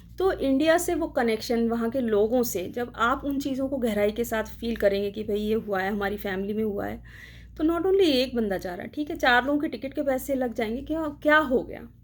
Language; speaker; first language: Hindi; native; Hindi